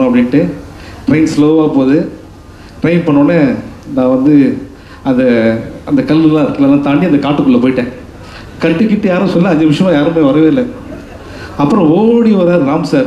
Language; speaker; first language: Tamil; native; Tamil